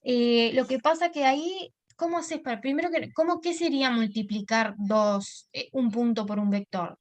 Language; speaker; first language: Spanish; native; Spanish